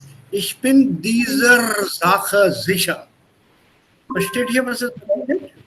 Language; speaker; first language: German; non-native, fluent; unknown